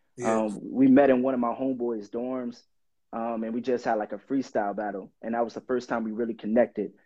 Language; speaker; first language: English; native; English